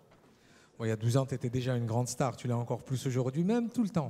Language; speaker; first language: French; native; French